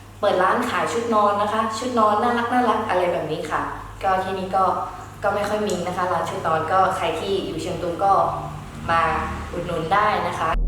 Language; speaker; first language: Thai; early bilingual, other home language; Shan